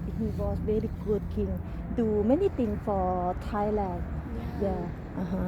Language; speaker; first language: English; non-native, learner; Thai